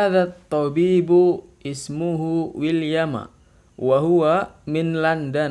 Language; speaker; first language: Arabic; non-native, learner; Indonesian